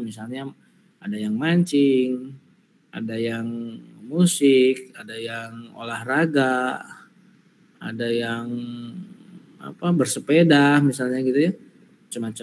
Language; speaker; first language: Indonesian; native; Indonesian